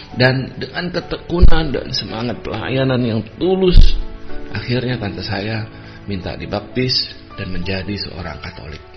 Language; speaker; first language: Indonesian; native; Indonesian